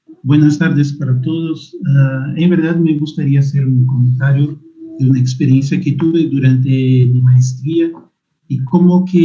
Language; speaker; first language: Spanish; non-native, fluent; Portuguese